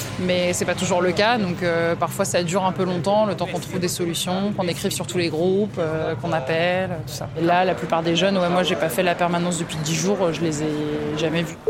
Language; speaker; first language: French; native; French